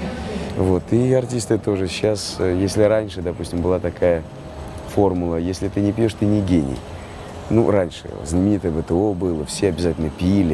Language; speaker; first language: Russian; native; Russian